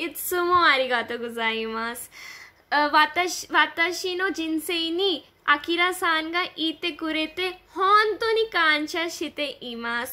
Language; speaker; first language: Japanese; non-native, learner; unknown